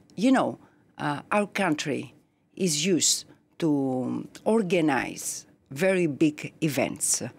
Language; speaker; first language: English; non-native, fluent; Greek